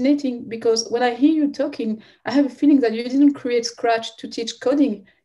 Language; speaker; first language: English; non-native, fluent; French